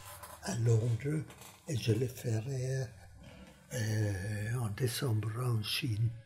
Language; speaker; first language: French; non-native, fluent; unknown